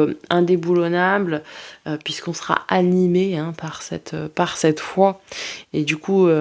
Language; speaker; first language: French; native; French